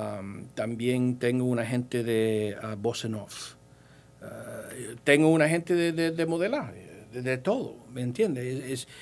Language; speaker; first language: Spanish; early bilingual, heritage; English